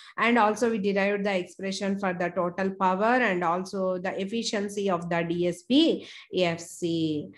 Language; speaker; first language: English; non-native, local second language; Telugu